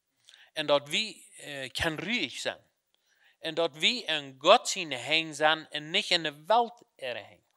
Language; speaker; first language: German; non-native, learner; Plautdietsch